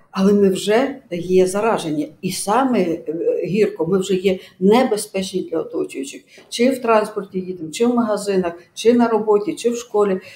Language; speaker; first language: Ukrainian; native; Ukrainian